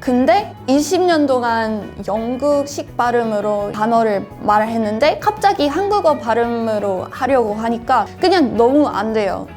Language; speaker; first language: Korean; non-native, fluent; English